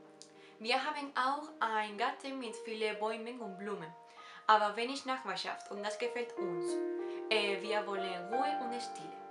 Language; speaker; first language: German; non-native, learner; Spanish